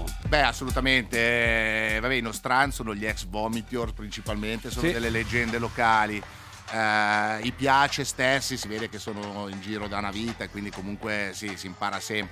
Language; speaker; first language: Italian; native; Italian